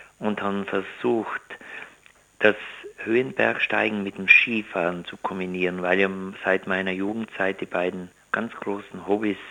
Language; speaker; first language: German; native; German